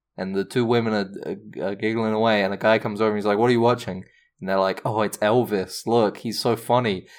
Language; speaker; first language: English; native; English